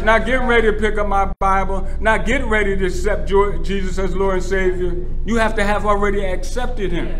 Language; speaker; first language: English; native; English